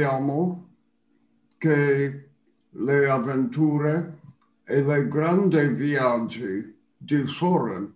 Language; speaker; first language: Italian; non-native, fluent; English